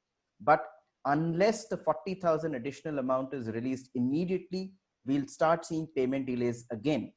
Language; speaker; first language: English; non-native, local second language; Hindi